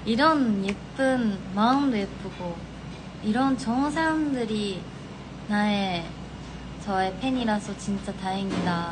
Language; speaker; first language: Korean; non-native, fluent; Japanese